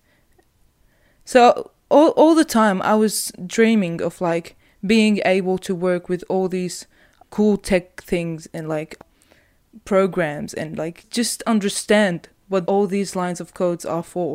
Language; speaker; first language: English; non-native, fluent; Arabic